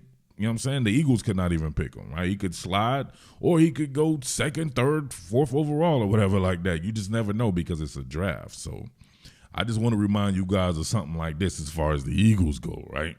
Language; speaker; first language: English; native; English